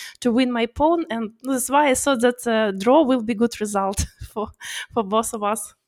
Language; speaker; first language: English; non-native, learner; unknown